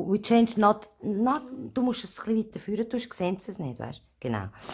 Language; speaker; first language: German; native; German